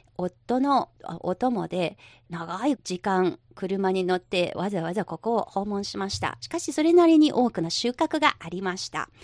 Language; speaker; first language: Japanese; non-native, local second language; Chinese